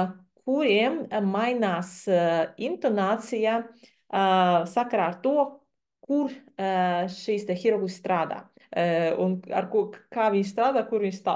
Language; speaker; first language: Latvian; non-native, fluent; Chinese